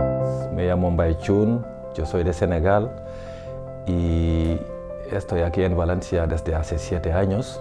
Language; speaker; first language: Spanish; non-native, fluent; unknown